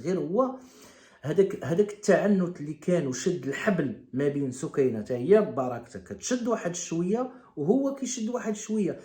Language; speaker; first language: Arabic; native; Arabic